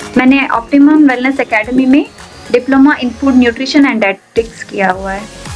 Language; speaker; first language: Hindi; non-native, local second language; Urdu